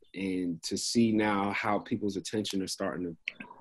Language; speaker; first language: English; native; English